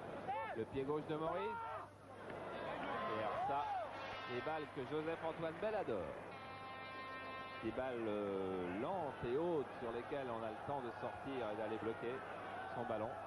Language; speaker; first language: French; native; French